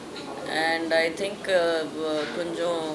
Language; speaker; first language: Tamil; non-native, fluent; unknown